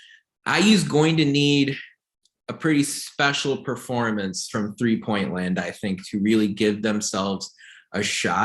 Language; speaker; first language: English; native; English